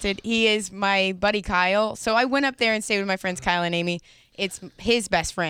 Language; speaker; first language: English; native; English